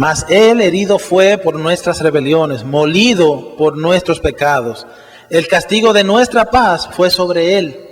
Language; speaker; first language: Spanish; native; Spanish